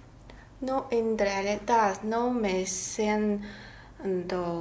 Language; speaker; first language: Spanish; non-native, learner; Chinese